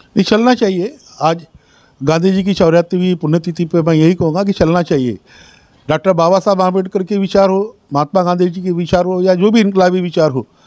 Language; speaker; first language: Hindi; non-native, local second language; Marathi